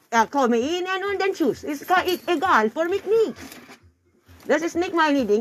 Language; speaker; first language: German; non-native, learner; Filipino